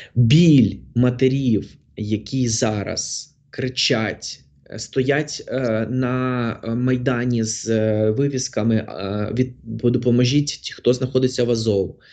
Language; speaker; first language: Ukrainian; non-native, local second language; Russian